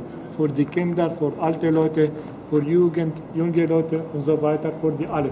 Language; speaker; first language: German; non-native, fluent; Arabic